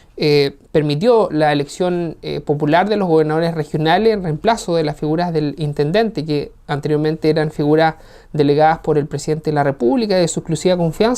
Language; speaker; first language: Spanish; native; Spanish